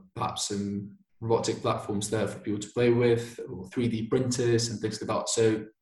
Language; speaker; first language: English; non-native, fluent; Spanish